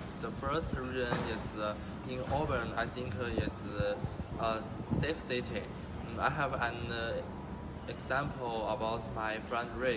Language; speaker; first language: English; non-native, learner; Chinese